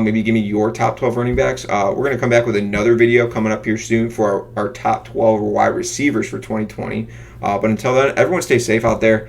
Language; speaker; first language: English; native; English